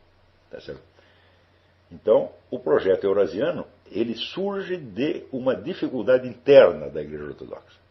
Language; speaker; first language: Portuguese; native; Portuguese